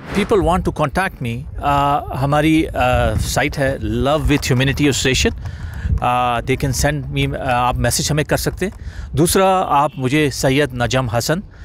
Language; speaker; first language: Urdu; native; Urdu